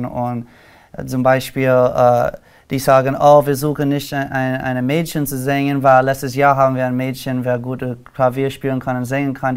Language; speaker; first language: German; non-native, learner; English